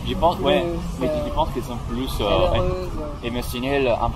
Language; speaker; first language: French; non-native, fluent; Spanish